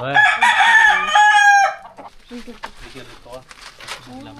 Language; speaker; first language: French; non-native, learner; Balinese